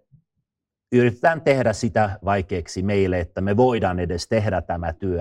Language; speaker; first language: Finnish; non-native, fluent; Swedish